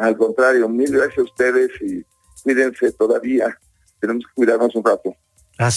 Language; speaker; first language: Spanish; native; Spanish